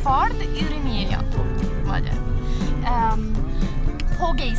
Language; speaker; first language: Korean; non-native, learner; Persian